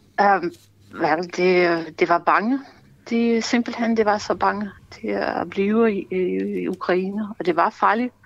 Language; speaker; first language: Danish; non-native, fluent; Ukrainian